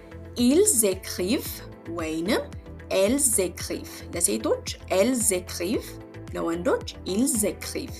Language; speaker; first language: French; non-native, fluent; Amharic